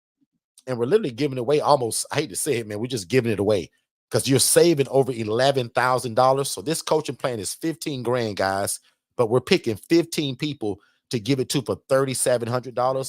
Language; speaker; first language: English; native; English